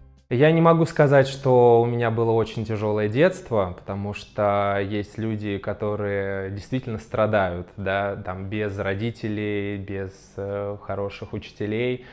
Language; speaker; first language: Russian; native; Russian